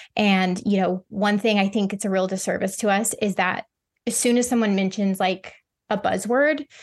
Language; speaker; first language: English; native; English